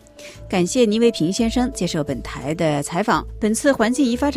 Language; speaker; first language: Chinese; native; Chinese